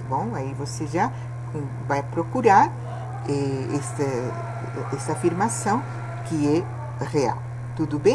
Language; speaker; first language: Portuguese; non-native, fluent; Spanish